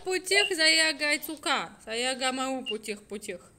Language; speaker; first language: Indonesian; non-native, learner; Russian